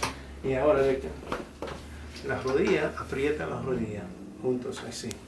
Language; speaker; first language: Spanish; non-native, learner; English